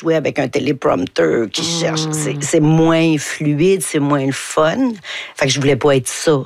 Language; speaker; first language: French; native; French